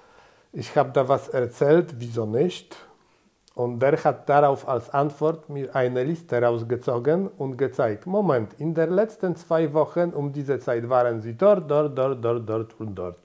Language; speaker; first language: German; non-native, fluent; Polish